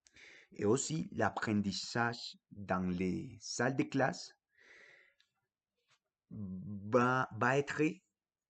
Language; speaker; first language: French; non-native, fluent; Spanish